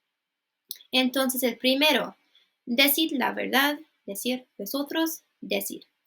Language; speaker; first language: Spanish; non-native, fluent; English